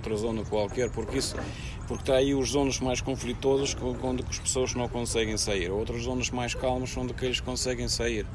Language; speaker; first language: Portuguese; non-native, fluent; Russian